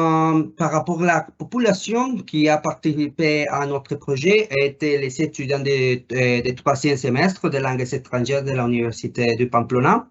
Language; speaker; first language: French; non-native, learner; Spanish